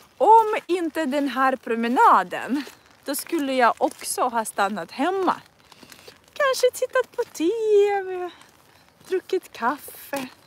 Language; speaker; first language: Swedish; non-native, fluent; Russian